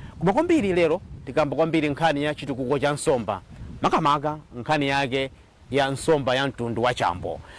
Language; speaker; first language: Nyanja; native; Nyanja